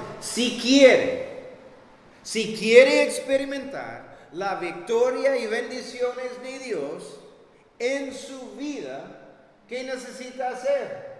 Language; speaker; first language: Spanish; non-native, fluent; English